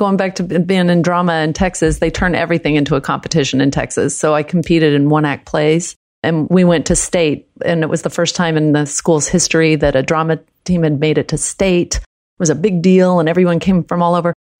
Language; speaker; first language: English; early bilingual, other home language; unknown